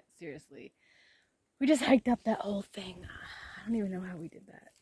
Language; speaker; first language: English; native; English